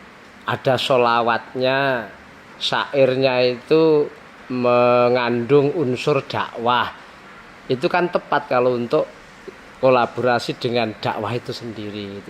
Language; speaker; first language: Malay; non-native, local second language; Javanese